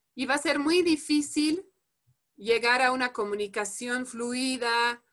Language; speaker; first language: Spanish; non-native, fluent; French